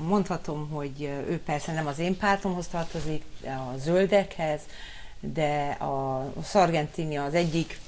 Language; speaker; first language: Hungarian; early bilingual, heritage; Hungarian